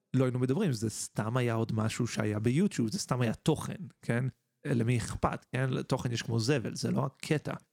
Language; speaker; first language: Hebrew; native; Hebrew